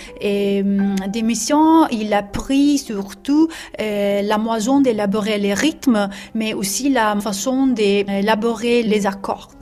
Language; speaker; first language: French; non-native, learner; Italian